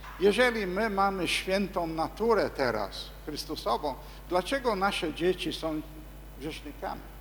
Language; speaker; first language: Polish; non-native, fluent; English